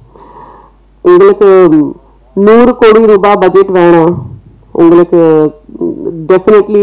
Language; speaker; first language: Tamil; non-native, fluent; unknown